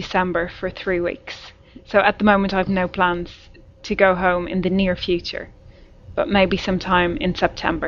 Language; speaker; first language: English; native; English